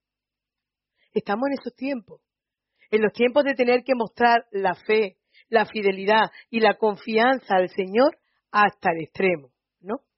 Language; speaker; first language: Spanish; native; Spanish